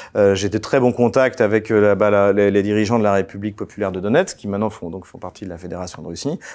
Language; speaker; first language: French; native; French